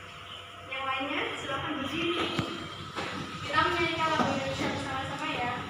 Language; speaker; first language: Indonesian; native; Indonesian